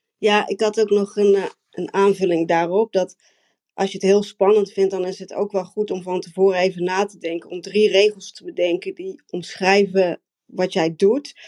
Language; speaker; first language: Dutch; native; Dutch